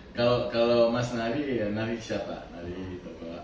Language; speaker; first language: Indonesian; non-native, fluent; French